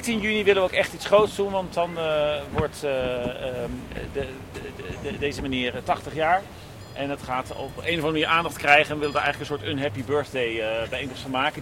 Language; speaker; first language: Dutch; native; Dutch